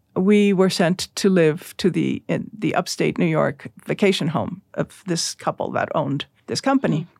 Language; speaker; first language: English; early bilingual, other home language; Spanish